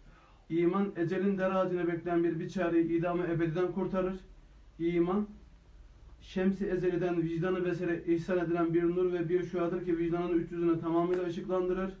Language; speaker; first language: Turkish; native; Turkish